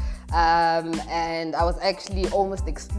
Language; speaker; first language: English; non-native, local second language; Zulu